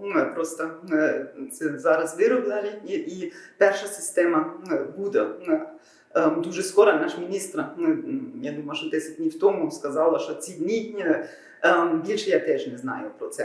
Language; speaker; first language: Ukrainian; non-native, fluent; German